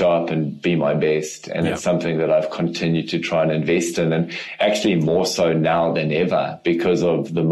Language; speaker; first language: English; native; English